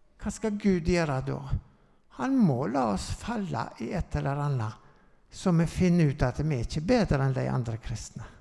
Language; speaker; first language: Norwegian; native; Norwegian